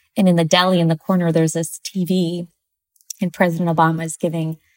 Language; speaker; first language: English; early bilingual, other home language; Spanish